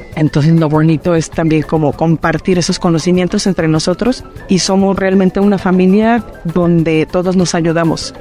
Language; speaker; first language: Spanish; native; Spanish